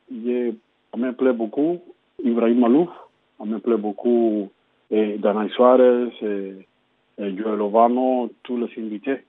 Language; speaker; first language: French; non-native, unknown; Spanish